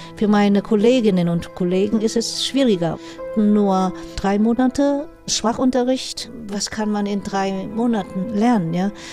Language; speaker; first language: German; non-native, fluent; Vietnamese